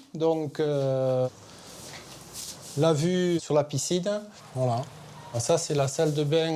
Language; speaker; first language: French; native; French